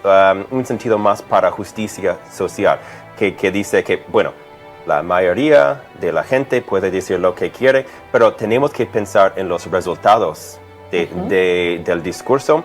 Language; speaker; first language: Spanish; non-native, fluent; English